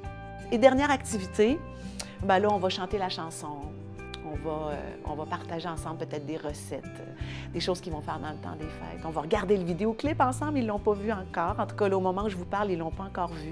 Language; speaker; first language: French; native; French